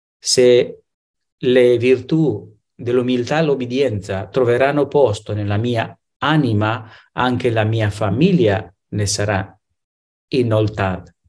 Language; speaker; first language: Italian; non-native, fluent; Spanish